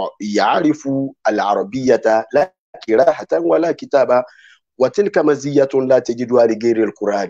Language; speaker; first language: Arabic; non-native, fluent; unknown